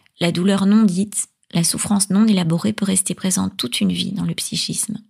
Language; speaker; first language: French; native; French